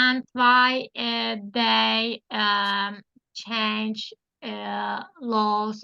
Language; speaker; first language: English; non-native, learner; Turkish